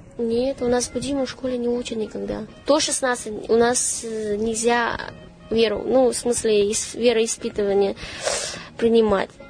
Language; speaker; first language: Russian; non-native, fluent; Chinese